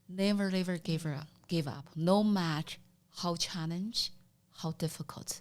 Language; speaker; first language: English; non-native, learner; Chinese